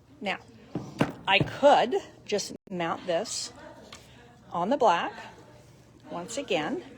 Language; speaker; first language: English; native; English